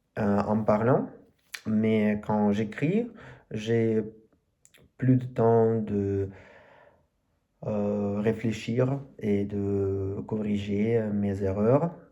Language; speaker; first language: French; non-native, learner; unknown